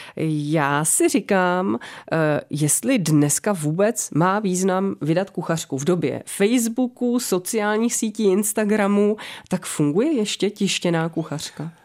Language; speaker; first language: Czech; native; Czech